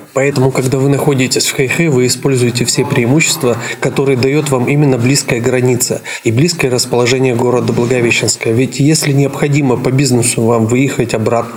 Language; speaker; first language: Russian; native; Russian